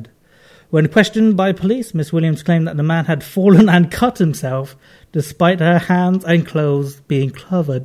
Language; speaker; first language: English; native; English